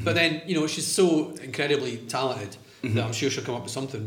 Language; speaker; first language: English; native; English